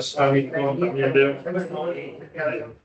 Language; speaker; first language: Spanish; native; Spanish